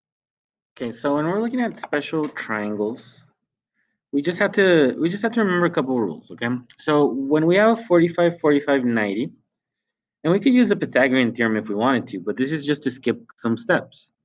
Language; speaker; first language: English; native; English